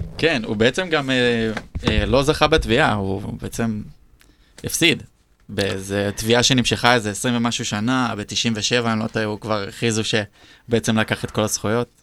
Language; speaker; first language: Hebrew; native; Hebrew